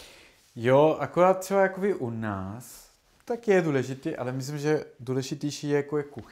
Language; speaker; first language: Czech; non-native, learner; Spanish